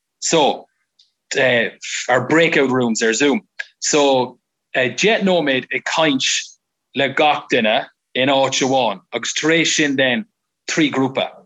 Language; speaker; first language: Irish; non-native, local second language; English